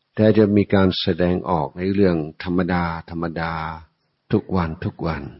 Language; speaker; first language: Thai; non-native, fluent; English